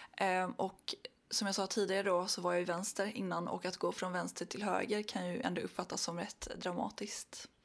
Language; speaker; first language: Swedish; early bilingual, other home language; Arabic